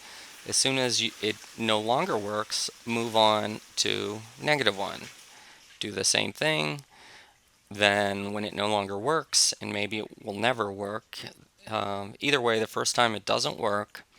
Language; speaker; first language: English; native; English